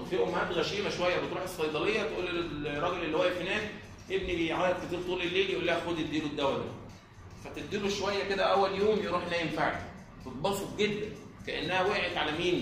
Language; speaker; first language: Arabic; native; Arabic